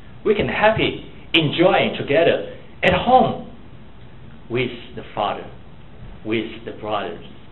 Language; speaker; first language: English; non-native, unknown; Chinese